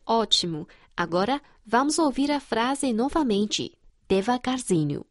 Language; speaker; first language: Portuguese; non-native, fluent; Chinese